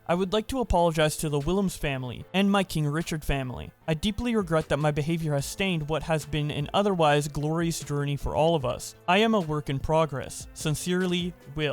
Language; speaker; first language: English; native; English